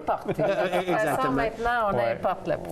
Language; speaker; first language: French; native; French